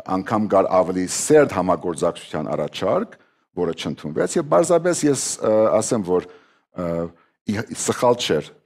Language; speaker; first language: Armenian; early bilingual, heritage; Armenian